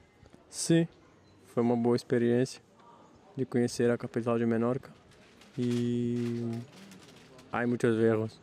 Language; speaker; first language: Spanish; non-native, learner; Portuguese